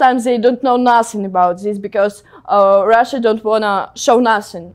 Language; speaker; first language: English; non-native, learner; Ukrainian